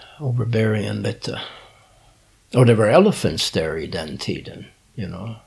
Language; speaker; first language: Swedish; non-native, learner; English